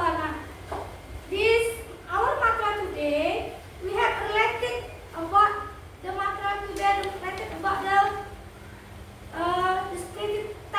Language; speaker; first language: English; non-native, learner; Indonesian